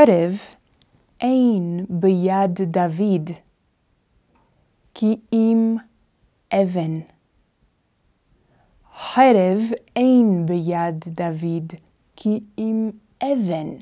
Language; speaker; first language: Hebrew; non-native, fluent; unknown